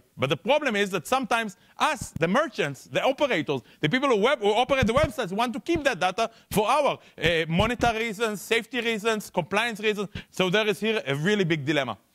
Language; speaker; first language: English; non-native, fluent; Hebrew